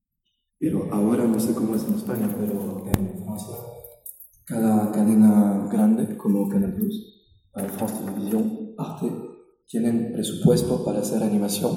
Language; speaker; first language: Spanish; non-native, fluent; French